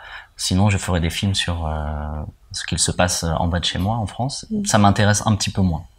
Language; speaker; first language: French; early bilingual, heritage; French